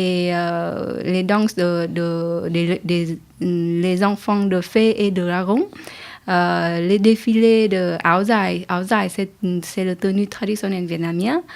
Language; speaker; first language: French; non-native, learner; Vietnamese